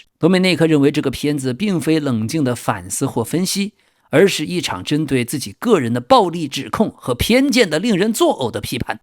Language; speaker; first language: Chinese; native; Chinese